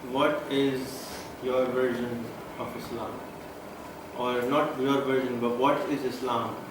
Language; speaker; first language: English; non-native, local second language; Urdu